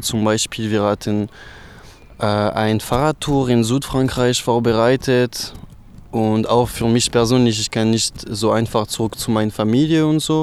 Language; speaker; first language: German; non-native, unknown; French